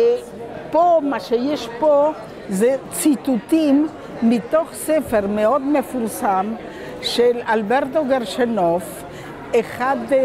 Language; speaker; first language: Hebrew; non-native, local second language; Spanish